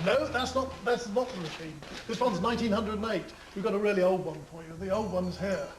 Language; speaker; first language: English; native; English